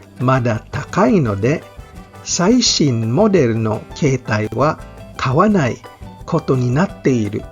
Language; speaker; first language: Japanese; non-native, fluent; Filipino